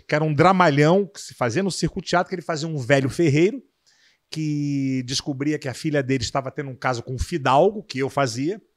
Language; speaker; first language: Portuguese; native; Portuguese